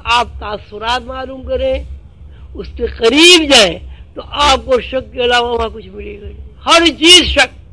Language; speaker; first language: Urdu; native; Urdu